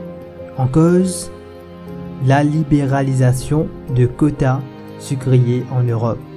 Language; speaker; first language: French; non-native, local second language; Morisyen